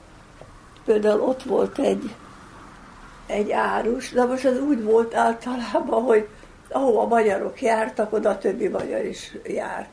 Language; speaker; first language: Hungarian; native; Hungarian